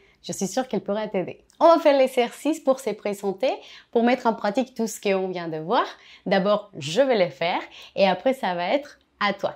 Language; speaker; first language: French; non-native, fluent; Spanish